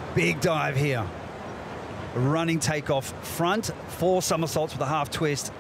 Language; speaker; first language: English; native; English